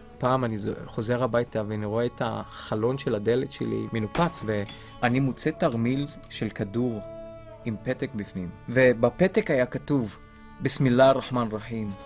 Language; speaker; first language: Hebrew; non-native, local second language; Arabic